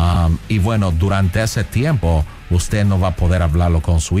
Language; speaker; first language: Spanish; non-native, local second language; English